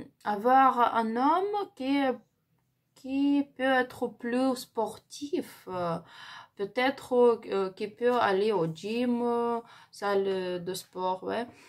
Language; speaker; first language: French; non-native, learner; Ukrainian